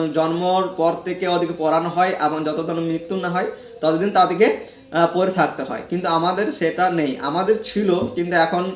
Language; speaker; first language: Bangla; non-native, local second language; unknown